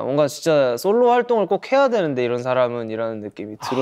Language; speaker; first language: Korean; native; Korean